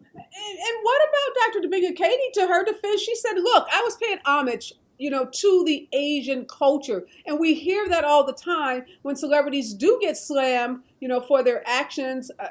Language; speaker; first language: English; native; English